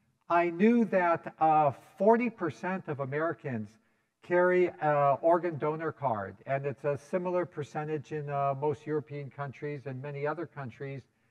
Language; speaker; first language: English; native; English